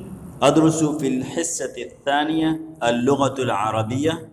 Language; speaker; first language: Arabic; non-native, learner; Urdu